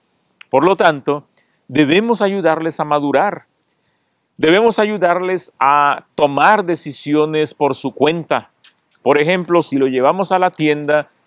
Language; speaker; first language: Spanish; native; Spanish